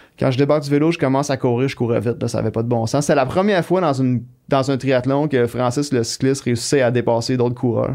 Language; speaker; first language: French; native; French